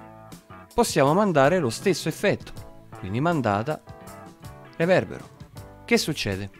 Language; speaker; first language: Italian; native; Italian